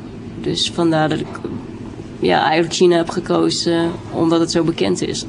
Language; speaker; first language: Dutch; early bilingual, other home language; Vietnamese